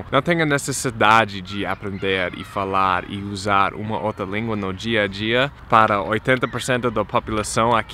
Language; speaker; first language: Portuguese; non-native, fluent; English